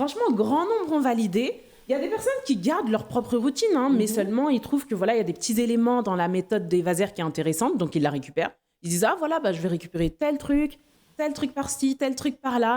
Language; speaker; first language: French; non-native, local second language; Haitian Creole